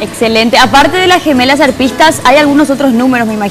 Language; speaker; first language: Spanish; native; Spanish